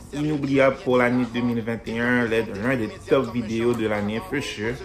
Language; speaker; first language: French; native; French